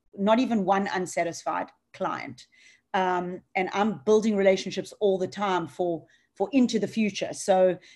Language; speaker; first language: English; native; English